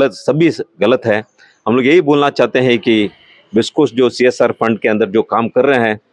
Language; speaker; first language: Hindi; non-native, local second language; Malayalam